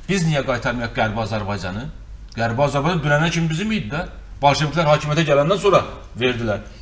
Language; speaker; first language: Azerbaijani; native; Azerbaijani